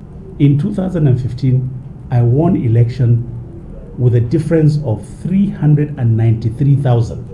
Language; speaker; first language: English; non-native, local second language; Hausa